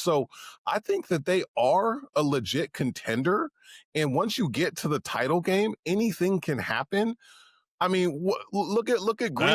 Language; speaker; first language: English; native; English